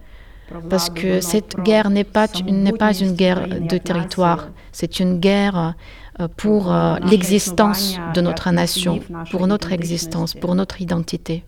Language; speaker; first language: French; non-native, fluent; Ukrainian